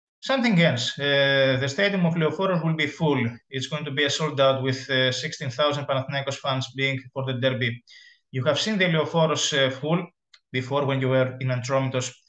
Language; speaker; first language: English; non-native, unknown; Greek